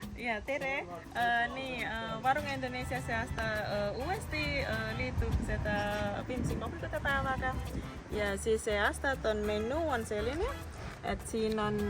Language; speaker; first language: Estonian; non-native, fluent; Indonesian